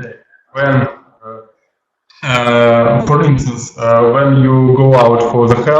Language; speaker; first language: English; non-native, learner; Russian